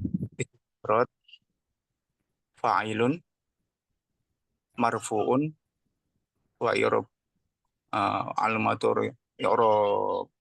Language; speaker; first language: Arabic; non-native, learner; Indonesian